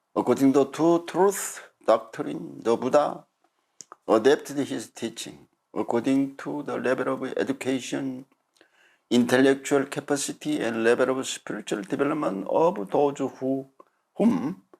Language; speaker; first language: English; non-native, fluent; Korean